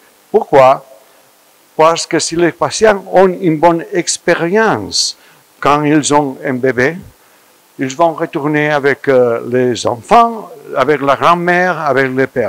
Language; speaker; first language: French; non-native, fluent; Spanish